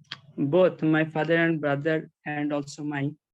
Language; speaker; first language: English; non-native, learner; Bangla